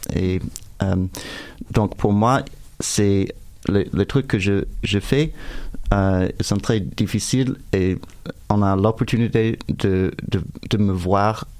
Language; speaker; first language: French; non-native, fluent; English